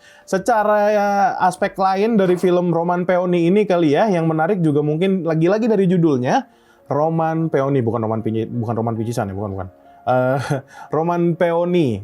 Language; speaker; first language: Indonesian; native; Indonesian